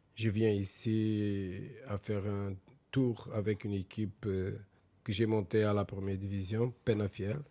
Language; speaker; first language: French; non-native, fluent; Portuguese